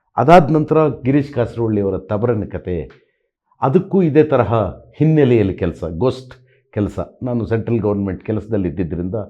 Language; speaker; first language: Kannada; native; Kannada